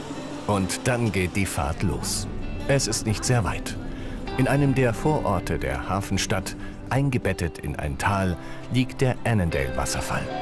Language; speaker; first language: German; native; German